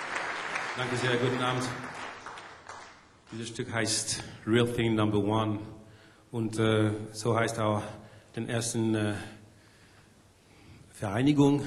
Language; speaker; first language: German; non-native, learner; French